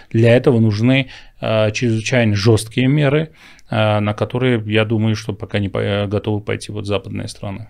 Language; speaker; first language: Russian; non-native, local second language; Armenian